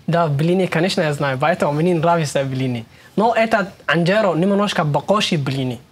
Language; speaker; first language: Russian; non-native, learner; Somali